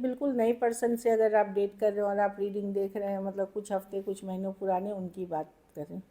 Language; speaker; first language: Hindi; native; Hindi